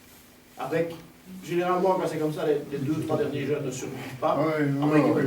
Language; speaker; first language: French; native; French